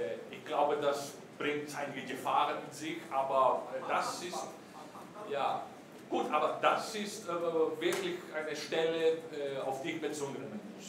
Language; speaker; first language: German; non-native, fluent; Greek